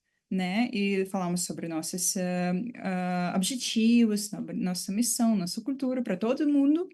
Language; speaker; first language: Portuguese; non-native, fluent; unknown